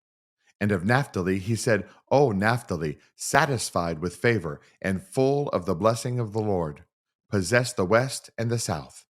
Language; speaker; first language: English; native; English